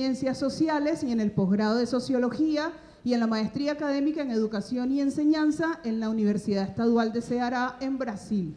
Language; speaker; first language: Spanish; native; Spanish